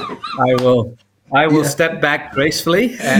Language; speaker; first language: English; non-native, local second language; Tamil